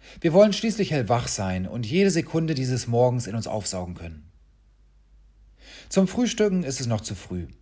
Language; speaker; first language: German; native; German